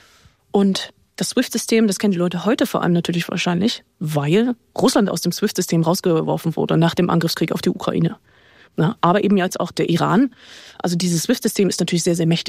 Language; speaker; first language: German; native; German